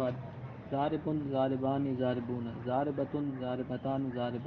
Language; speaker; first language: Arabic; non-native, learner; Urdu